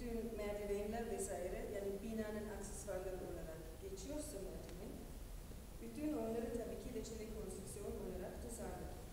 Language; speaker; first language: Turkish; non-native, fluent; German